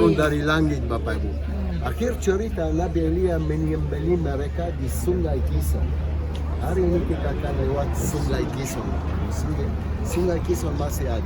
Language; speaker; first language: Indonesian; non-native, fluent; Hebrew